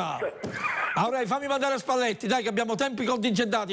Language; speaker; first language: Italian; native; Italian